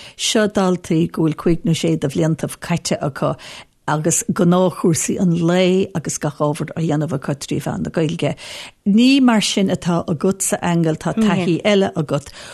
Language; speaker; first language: Irish; native; Irish